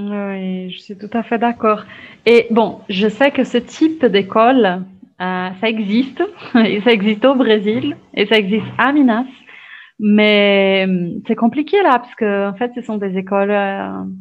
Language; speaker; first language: French; non-native, fluent; Portuguese